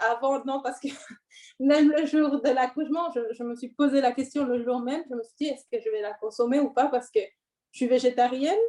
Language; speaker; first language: French; non-native, fluent; Spanish